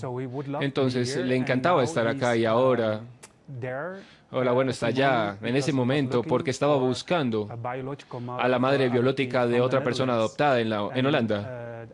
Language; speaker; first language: Spanish; non-native, fluent; Dutch